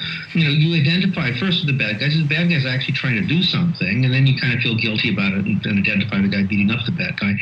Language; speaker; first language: English; native; English